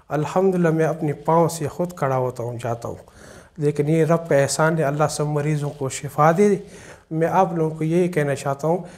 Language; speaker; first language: Urdu; non-native, local second language; Pashto